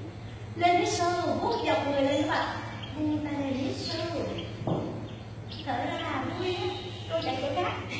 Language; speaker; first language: Vietnamese; native; Vietnamese